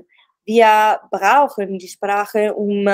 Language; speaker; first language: German; non-native, learner; Italian